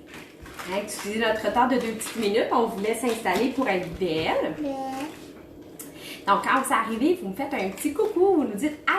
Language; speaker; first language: French; native; French